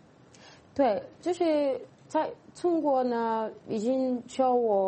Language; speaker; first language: Chinese; non-native, fluent; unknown